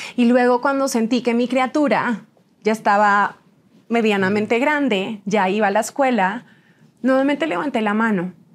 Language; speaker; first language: Spanish; native; Spanish